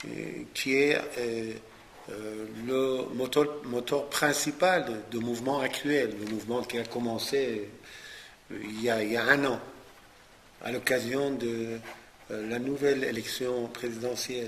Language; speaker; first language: French; non-native, fluent; Persian